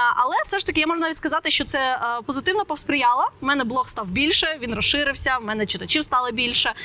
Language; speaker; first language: Ukrainian; non-native, local second language; Russian